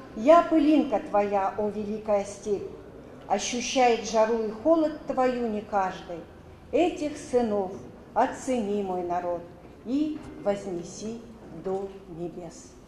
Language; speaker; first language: Russian; non-native, local second language; Kazakh